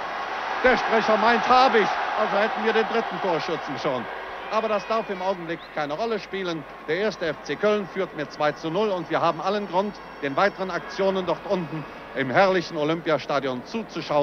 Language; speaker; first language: German; native; German